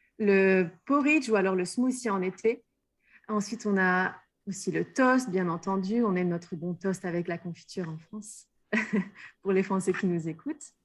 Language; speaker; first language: French; native; French